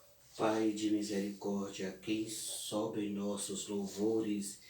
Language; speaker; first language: Portuguese; native; Portuguese